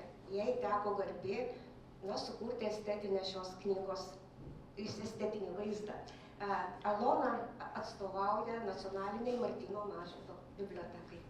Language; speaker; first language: Lithuanian; native; Lithuanian